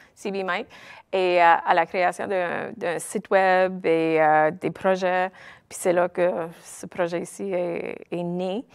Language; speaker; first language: French; native; French